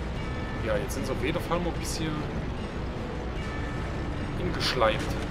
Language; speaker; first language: German; native; German